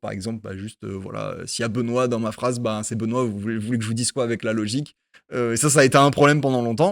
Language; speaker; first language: French; native; French